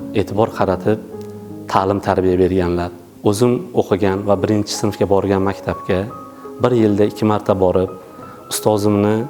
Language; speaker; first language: Uzbek; native; Uzbek